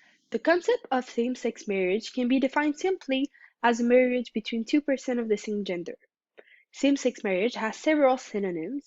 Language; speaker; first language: English; non-native, local second language; French